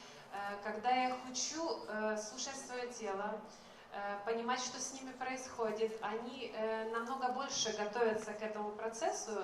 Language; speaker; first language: Russian; native; Russian